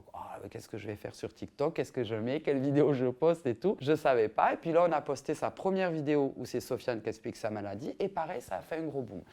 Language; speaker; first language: French; native; French